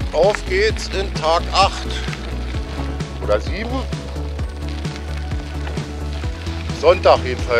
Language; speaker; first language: German; native; German